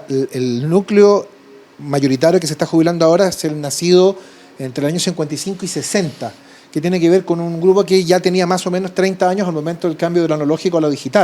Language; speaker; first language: Spanish; native; Spanish